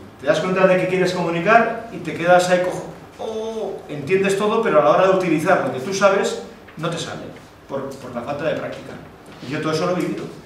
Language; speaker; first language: Spanish; early bilingual, other home language; Basque